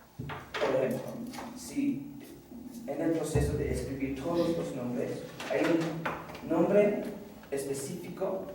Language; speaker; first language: Spanish; non-native, fluent; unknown